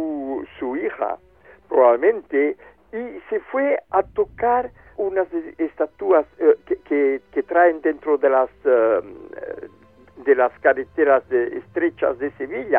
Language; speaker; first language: Spanish; non-native, fluent; French